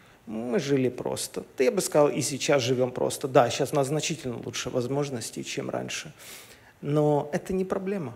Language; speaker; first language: Russian; native; Russian